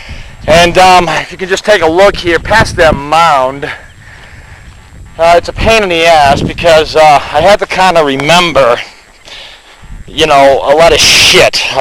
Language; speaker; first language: English; native; English